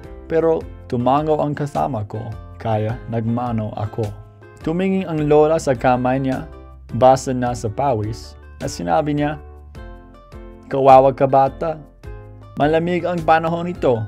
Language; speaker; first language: Filipino; non-native, fluent; English